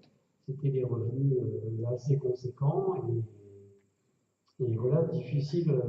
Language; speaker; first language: French; native; French